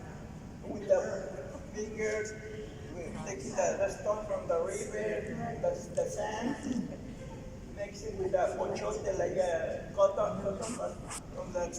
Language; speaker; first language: English; non-native, learner; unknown